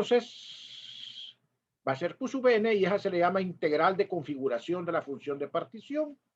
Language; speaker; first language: Spanish; native; Spanish